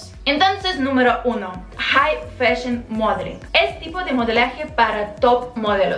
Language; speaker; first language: Spanish; non-native, fluent; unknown